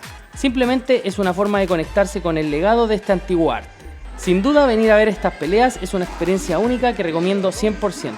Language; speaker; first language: Spanish; native; Spanish